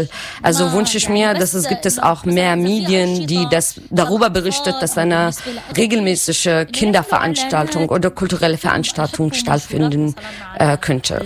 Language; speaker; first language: German; non-native, learner; Arabic